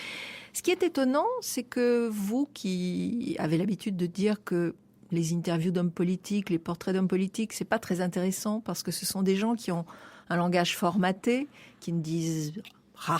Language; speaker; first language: French; native; French